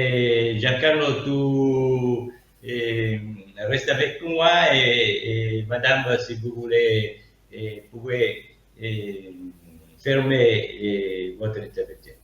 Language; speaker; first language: French; non-native, learner; Italian